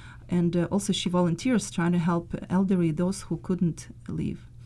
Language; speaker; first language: English; non-native, fluent; Russian